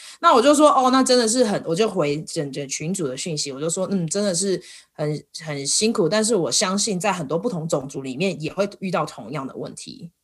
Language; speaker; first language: Chinese; native; Chinese